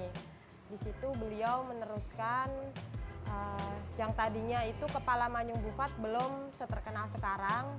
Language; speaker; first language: Indonesian; native; Indonesian